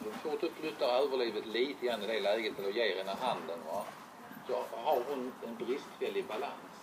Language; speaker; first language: Swedish; native; Swedish